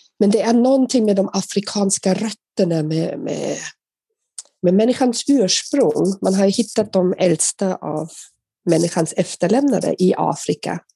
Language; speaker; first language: Swedish; non-native, fluent; German